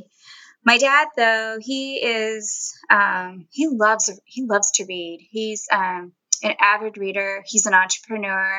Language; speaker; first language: English; early bilingual, other home language; Spanish